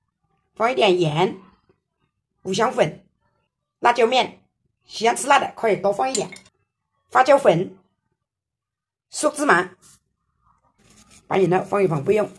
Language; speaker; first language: Chinese; native; Chinese